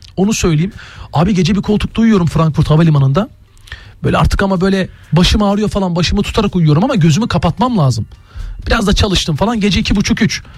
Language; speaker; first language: Turkish; native; Turkish